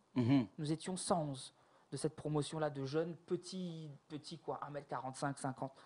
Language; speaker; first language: French; native; French